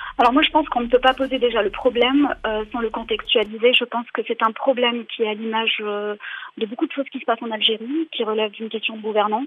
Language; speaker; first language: French; non-native, local second language; Arabic